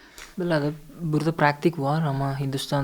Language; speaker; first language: Azerbaijani; non-native, learner; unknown